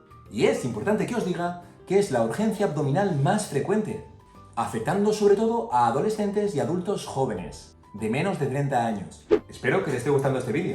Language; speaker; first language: Spanish; native; Spanish